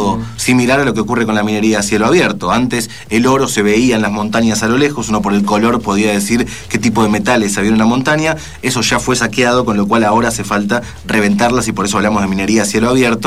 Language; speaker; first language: Spanish; native; Spanish